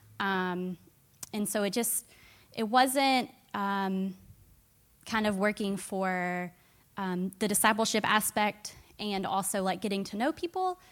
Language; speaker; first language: English; native; English